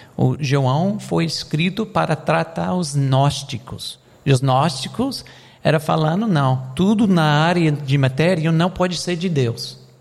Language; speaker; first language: Portuguese; non-native, fluent; English